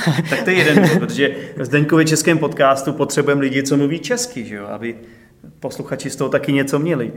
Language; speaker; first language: Czech; native; Czech